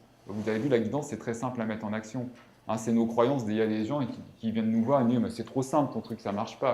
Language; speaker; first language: French; native; French